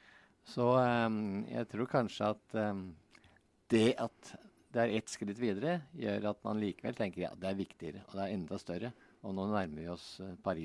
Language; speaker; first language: Norwegian; native; Norwegian